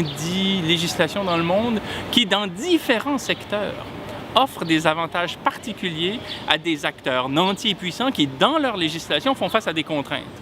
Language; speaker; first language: French; native; French